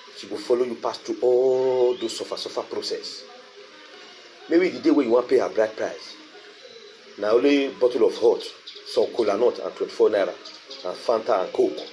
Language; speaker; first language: Nigerian Pidgin; non-native, local second language; Bini